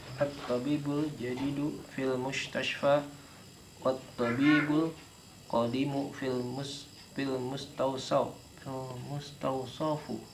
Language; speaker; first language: Arabic; non-native, learner; Indonesian